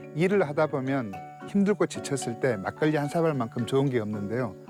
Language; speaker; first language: Korean; native; Korean